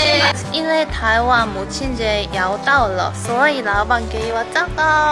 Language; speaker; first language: Chinese; non-native, learner; Korean